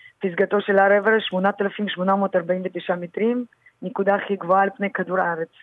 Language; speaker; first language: Hebrew; early bilingual, other home language; Russian